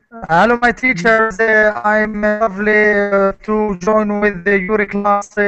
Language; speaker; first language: English; non-native, learner; Arabic